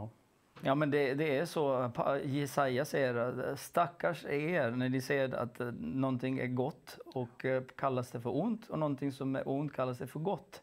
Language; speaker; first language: Swedish; non-native, fluent; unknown